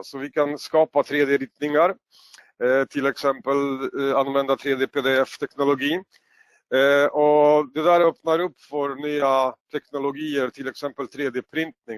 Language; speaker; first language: Swedish; non-native, fluent; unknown